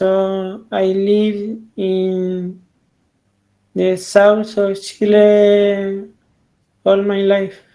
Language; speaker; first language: English; non-native, learner; Spanish